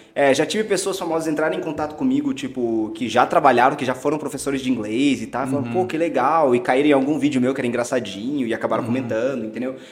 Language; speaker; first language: Portuguese; early bilingual, heritage; Portuguese